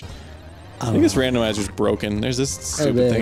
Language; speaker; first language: English; native; English